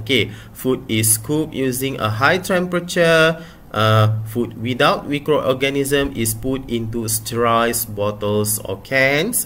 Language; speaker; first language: English; non-native, local second language; Malay